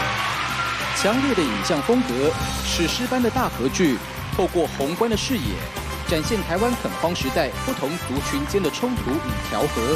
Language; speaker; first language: Chinese; native; Chinese